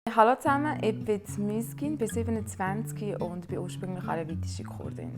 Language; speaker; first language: German; early bilingual, other home language; Turkish